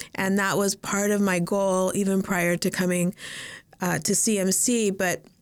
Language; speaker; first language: English; native; English